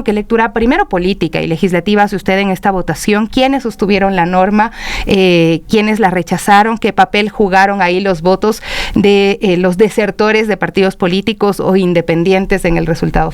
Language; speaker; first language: Spanish; native; Spanish